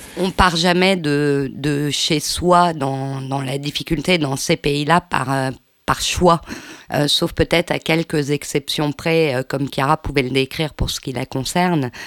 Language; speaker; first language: French; native; French